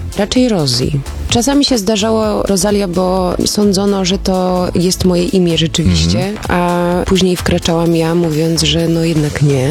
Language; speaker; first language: Polish; early bilingual, heritage; Polish